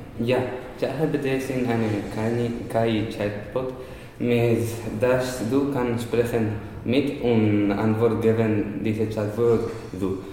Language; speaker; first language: German; non-native, learner; Spanish